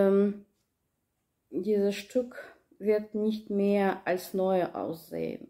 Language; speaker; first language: German; non-native, learner; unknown